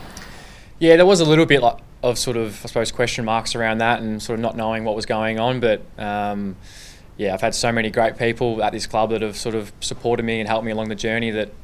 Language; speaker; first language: English; native; English